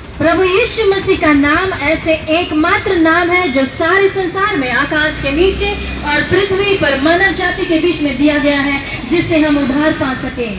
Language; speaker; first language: Hindi; non-native, local second language; Malayalam